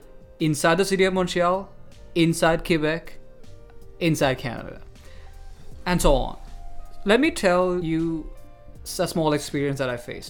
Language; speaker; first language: English; non-native, local second language; Malayalam